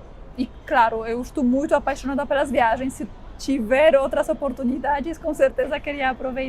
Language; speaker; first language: Portuguese; non-native, fluent; Polish